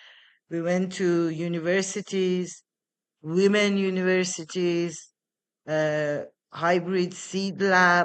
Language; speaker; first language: English; non-native, fluent; Persian